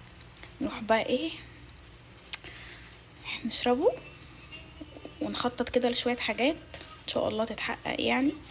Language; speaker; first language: Arabic; native; Arabic